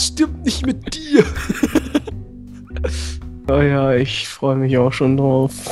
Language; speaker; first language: German; native; German